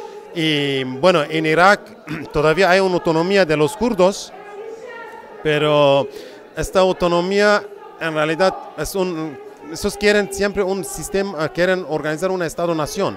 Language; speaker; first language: Spanish; non-native, fluent; Kurdish